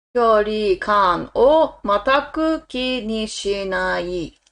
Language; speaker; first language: Japanese; non-native, learner; English